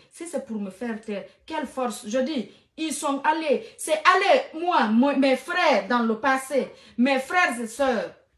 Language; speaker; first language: French; non-native, local second language; Fula